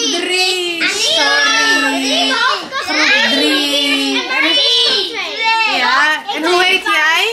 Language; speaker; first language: Dutch; non-native, learner; Indonesian